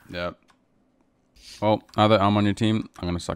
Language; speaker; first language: English; native; English